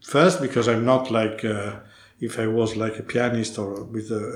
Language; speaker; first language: English; non-native, learner; Italian